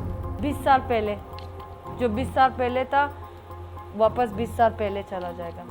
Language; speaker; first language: Hindi; non-native, fluent; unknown